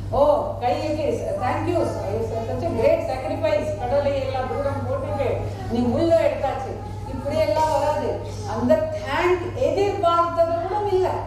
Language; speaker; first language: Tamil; non-native, fluent; Marathi